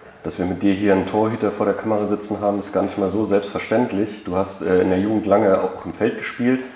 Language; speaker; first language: German; native; German